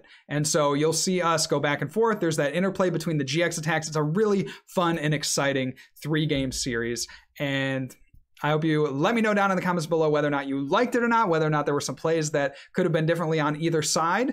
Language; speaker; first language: English; native; English